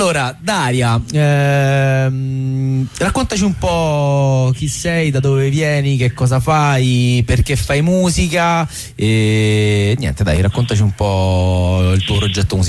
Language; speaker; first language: Italian; native; Italian